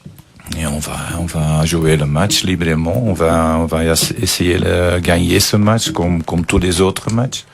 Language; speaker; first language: French; non-native, fluent; Dutch